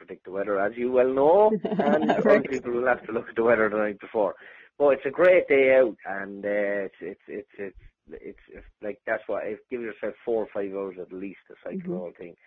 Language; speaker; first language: English; native; English